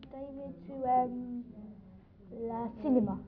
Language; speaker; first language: French; non-native, learner; English